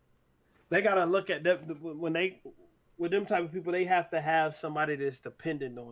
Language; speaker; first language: English; native; English